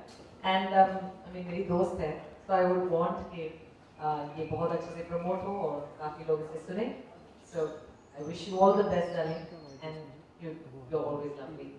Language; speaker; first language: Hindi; native; Hindi